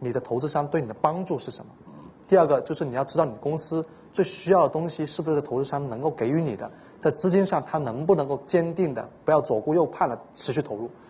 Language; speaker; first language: Chinese; native; Chinese